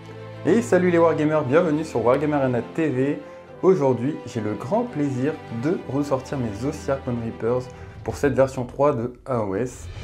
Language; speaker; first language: French; native; French